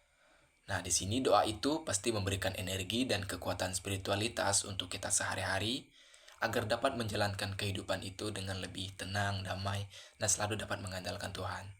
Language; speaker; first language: Indonesian; native; Indonesian